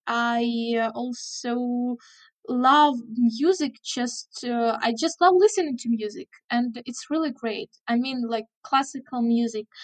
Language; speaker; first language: English; non-native, fluent; Ukrainian